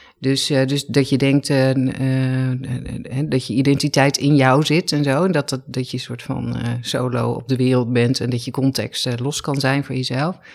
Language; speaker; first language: Dutch; native; Dutch